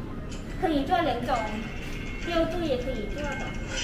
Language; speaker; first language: Chinese; non-native, learner; Thai